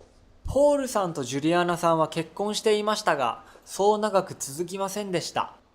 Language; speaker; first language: Japanese; non-native, learner; English